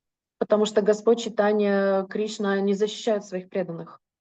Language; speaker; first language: Russian; native; Russian